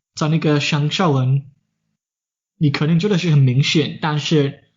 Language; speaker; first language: Chinese; non-native, fluent; English